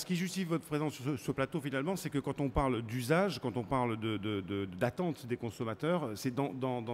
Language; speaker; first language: French; native; French